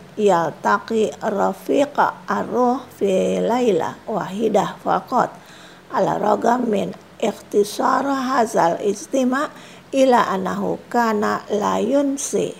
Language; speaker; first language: Arabic; non-native, fluent; Indonesian